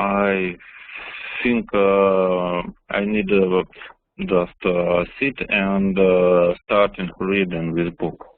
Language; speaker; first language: English; non-native, learner; Russian